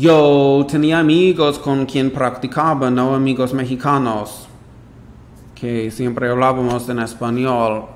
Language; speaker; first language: Spanish; non-native, fluent; English